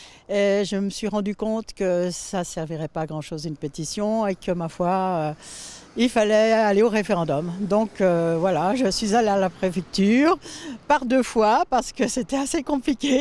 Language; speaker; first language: French; native; French